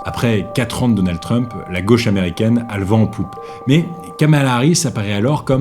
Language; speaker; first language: French; native; French